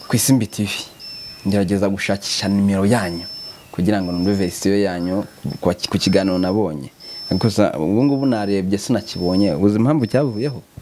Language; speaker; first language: Kinyarwanda; native; Kinyarwanda